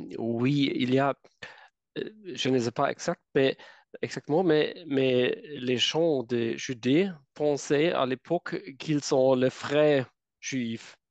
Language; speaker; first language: French; non-native, fluent; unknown